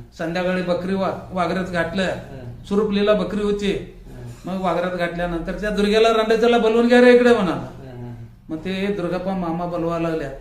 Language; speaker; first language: Marathi; native; Marathi